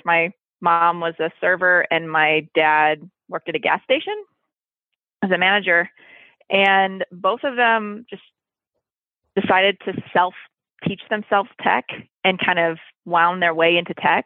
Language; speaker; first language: English; native; English